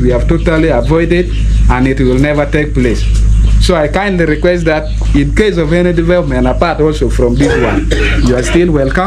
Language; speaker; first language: English; non-native, local second language; Acoli